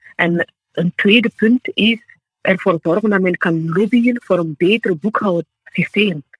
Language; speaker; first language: Dutch; non-native, fluent; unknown